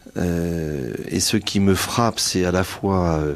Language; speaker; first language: French; native; French